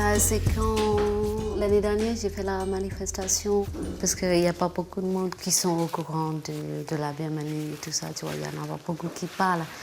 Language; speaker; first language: French; non-native, fluent; Burmese